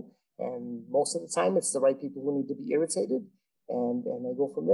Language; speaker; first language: English; native; English